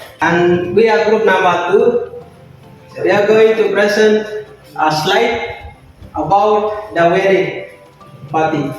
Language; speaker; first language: English; non-native, learner; Indonesian